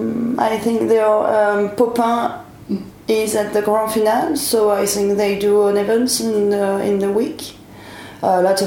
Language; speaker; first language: English; non-native, learner; French